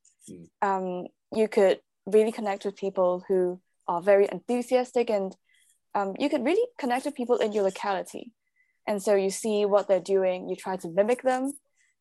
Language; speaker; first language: English; non-native, local second language; Cantonese